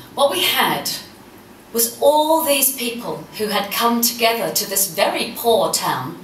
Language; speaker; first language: English; native; English